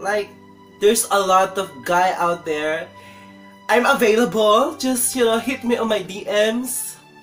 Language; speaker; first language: English; non-native, local second language; Filipino